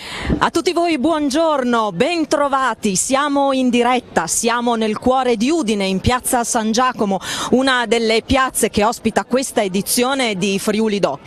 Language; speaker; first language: Italian; native; Italian